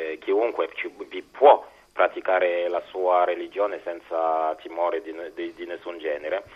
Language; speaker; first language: Italian; non-native, fluent; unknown